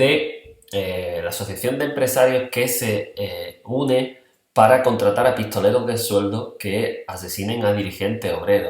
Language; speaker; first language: Spanish; native; Spanish